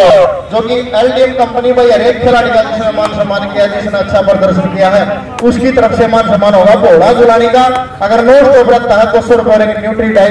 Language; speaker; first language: Hindi; native; Hindi